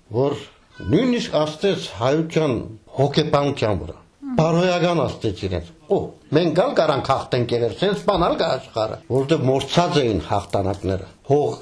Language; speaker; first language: Armenian; early bilingual, heritage; Armenian